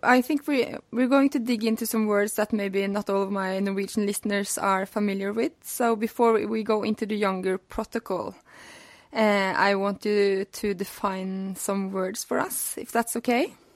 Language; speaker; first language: English; non-native, fluent; Norwegian